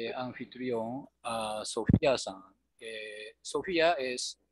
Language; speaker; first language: Spanish; non-native, fluent; Japanese